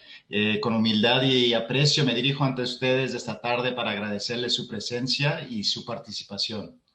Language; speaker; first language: Spanish; native; Spanish